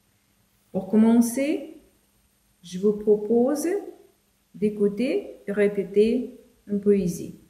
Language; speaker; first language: French; non-native, fluent; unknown